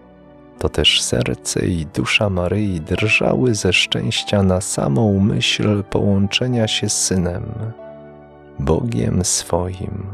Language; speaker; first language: Polish; native; Polish